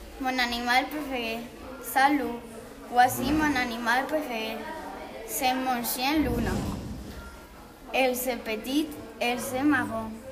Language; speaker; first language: French; non-native, learner; Spanish